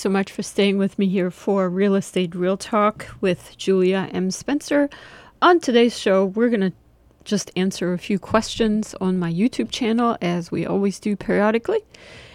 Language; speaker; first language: English; non-native, fluent; German